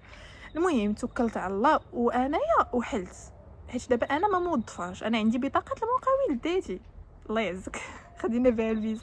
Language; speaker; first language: Arabic; native; Arabic